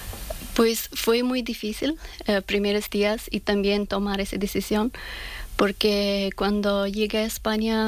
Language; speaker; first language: Spanish; non-native, learner; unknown